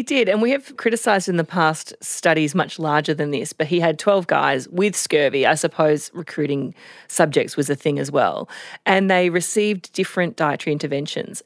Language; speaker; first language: English; native; English